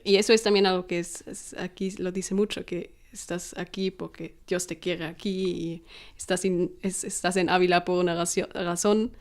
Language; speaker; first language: Spanish; non-native, fluent; German